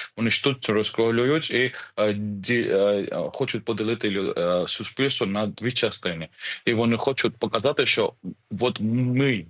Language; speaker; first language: Ukrainian; non-native, fluent; Georgian